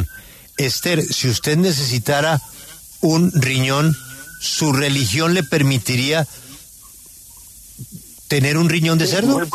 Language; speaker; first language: Spanish; native; Spanish